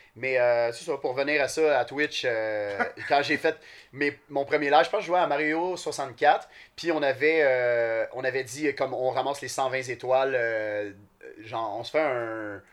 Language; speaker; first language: French; native; French